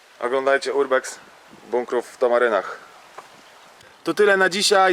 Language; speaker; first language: Polish; native; Polish